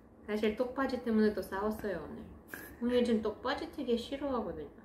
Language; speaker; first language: Korean; non-native, fluent; Russian